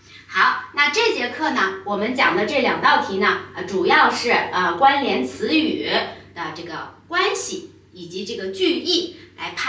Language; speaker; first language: Chinese; native; Chinese